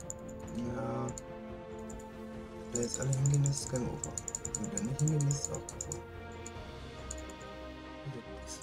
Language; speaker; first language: German; native; German